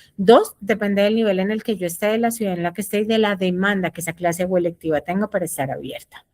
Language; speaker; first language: Spanish; native; Spanish